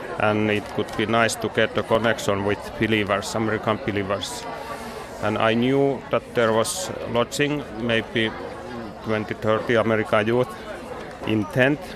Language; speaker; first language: English; non-native, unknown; Finnish